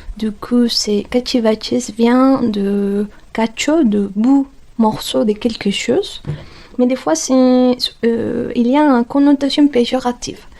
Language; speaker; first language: French; non-native, fluent; Spanish